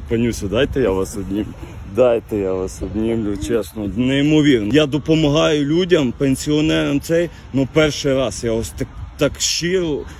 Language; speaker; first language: Ukrainian; native; Ukrainian